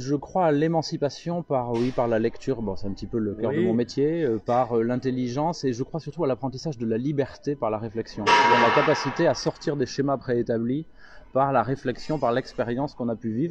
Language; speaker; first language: French; native; French